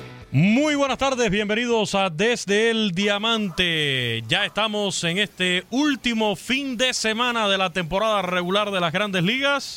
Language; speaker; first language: Spanish; native; Spanish